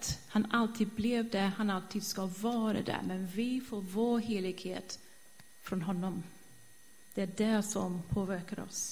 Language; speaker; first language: Swedish; non-native, fluent; English